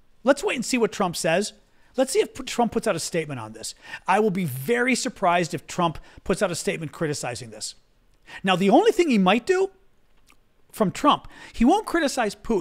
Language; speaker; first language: English; native; English